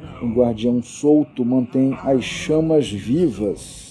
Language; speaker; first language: Portuguese; native; Portuguese